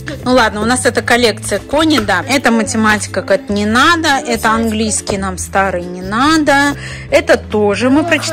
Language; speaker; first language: Russian; native; Russian